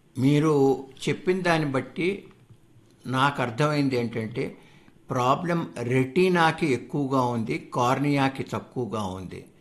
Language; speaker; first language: Telugu; native; Telugu